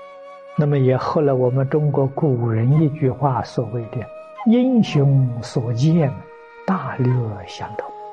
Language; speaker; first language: Chinese; native; Chinese